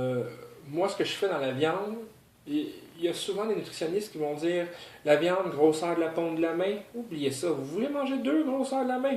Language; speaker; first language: French; native; French